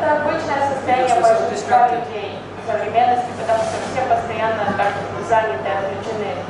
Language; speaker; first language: Russian; native; Russian